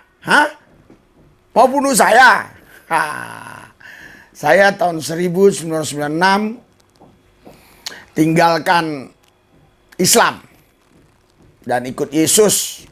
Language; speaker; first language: Indonesian; native; Indonesian